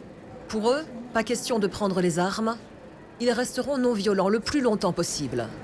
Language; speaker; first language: French; native; French